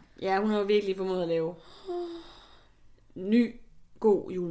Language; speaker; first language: Danish; native; Danish